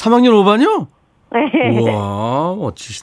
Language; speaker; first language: Korean; native; Korean